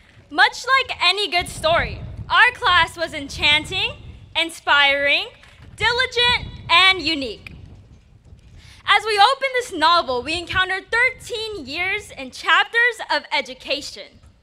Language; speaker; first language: English; early bilingual, other home language; Spanish